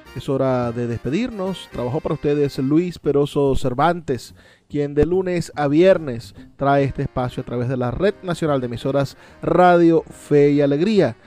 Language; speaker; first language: Spanish; native; Spanish